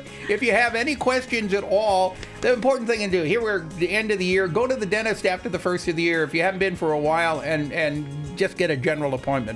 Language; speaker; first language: English; native; English